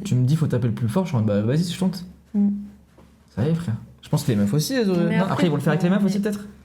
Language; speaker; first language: French; native; French